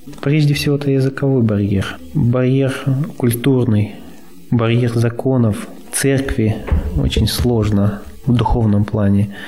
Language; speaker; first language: Russian; native; Russian